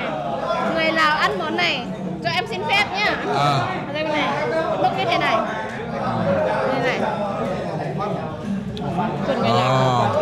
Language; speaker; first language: Vietnamese; non-native, fluent; Lao